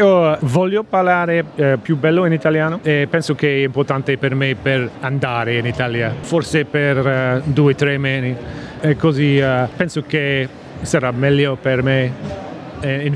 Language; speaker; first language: Italian; non-native, learner; English